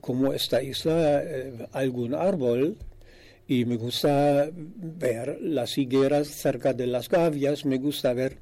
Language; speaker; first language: Spanish; non-native, fluent; German